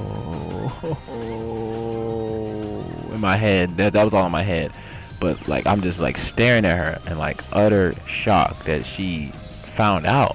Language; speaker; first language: English; native; English